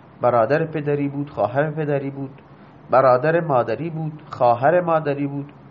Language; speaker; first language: Persian; non-native, local second language; Baluchi